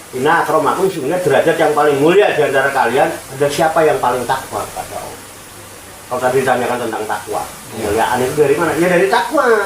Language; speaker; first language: Indonesian; non-native, local second language; Javanese